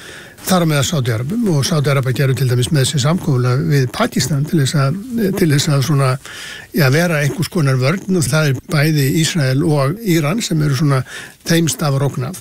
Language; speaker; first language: Icelandic; native; Icelandic